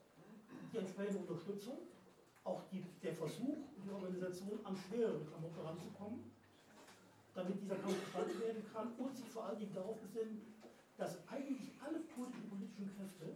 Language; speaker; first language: German; native; German